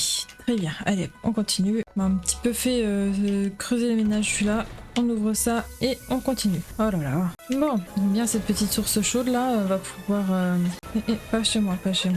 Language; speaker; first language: French; native; French